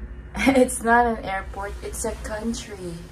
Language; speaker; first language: English; non-native, local second language; Filipino